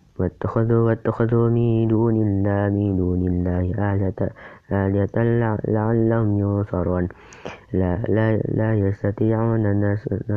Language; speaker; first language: Arabic; non-native, learner; Indonesian